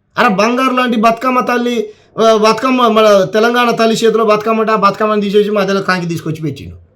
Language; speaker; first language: Telugu; native; Telugu